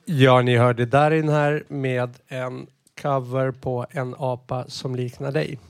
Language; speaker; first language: Swedish; native; Swedish